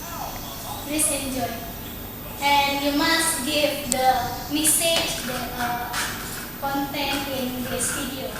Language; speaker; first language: English; non-native, learner; Indonesian